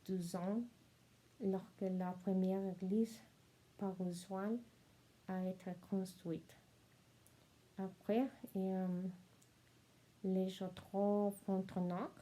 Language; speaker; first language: French; non-native, learner; Spanish